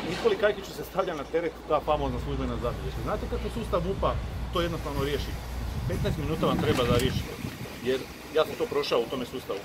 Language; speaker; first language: Croatian; native; Croatian